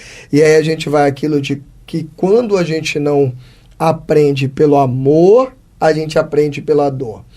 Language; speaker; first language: Portuguese; native; Portuguese